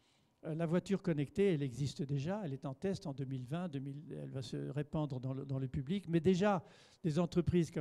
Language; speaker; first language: French; native; French